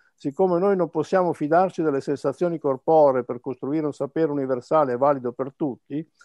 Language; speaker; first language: Italian; native; Italian